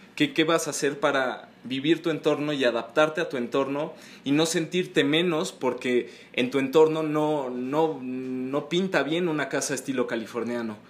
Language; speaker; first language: Spanish; native; Spanish